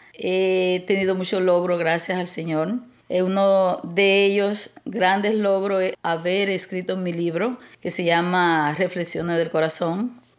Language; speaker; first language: Spanish; native; Spanish